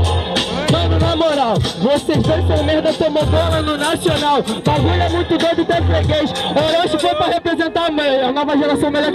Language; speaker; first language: Portuguese; native; Portuguese